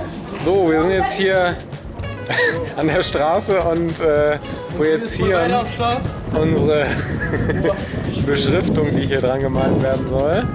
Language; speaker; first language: German; native; German